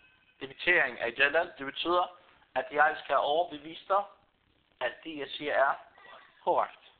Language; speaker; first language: Danish; non-native, fluent; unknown